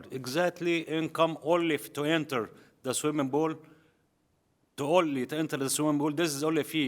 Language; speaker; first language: English; non-native, learner; Arabic